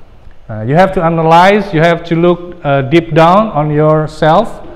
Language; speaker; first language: English; non-native, fluent; Indonesian